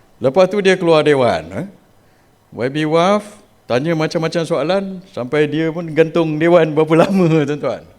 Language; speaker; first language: Malay; native; Malay